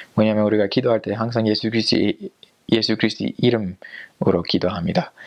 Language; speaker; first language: Korean; non-native, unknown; English